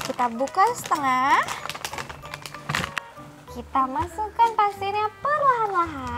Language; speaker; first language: Indonesian; native; Indonesian